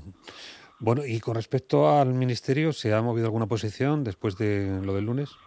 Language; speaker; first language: Spanish; native; Spanish